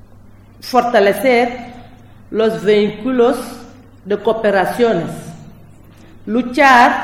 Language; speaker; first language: Spanish; non-native, learner; French